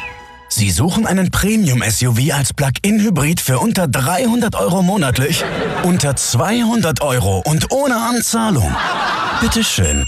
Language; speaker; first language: German; native; German